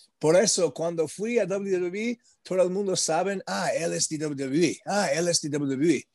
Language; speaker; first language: Spanish; non-native, learner; English